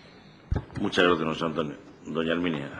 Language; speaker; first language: Spanish; native; Spanish